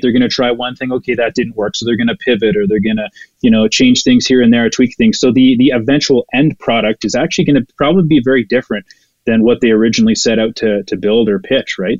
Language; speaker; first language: English; native; English